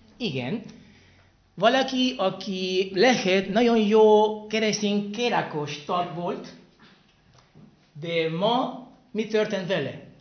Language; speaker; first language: Hungarian; non-native, learner; Spanish